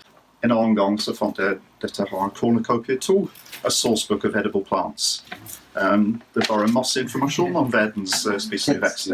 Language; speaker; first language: Norwegian; non-native, fluent; English